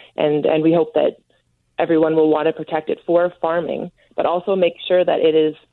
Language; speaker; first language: English; native; English